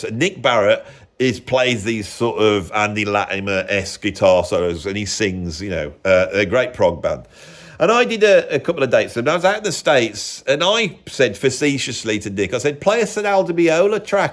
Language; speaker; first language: English; native; English